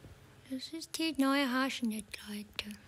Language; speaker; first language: German; non-native, learner; Korean